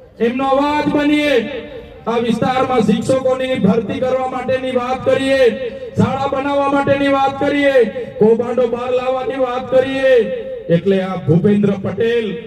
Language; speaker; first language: Gujarati; non-native, local second language; Vasavi